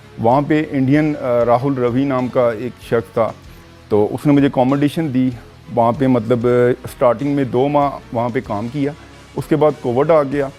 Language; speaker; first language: Urdu; non-native, local second language; Punjabi